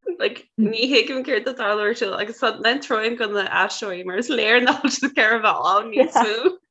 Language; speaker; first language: Irish; native; Irish